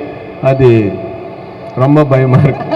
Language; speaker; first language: Tamil; non-native, learner; Telugu